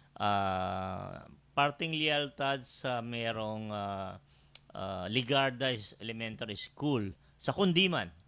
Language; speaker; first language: Filipino; native; Filipino